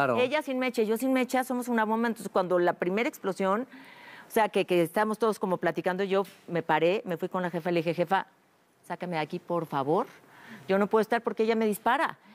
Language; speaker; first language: Spanish; native; Spanish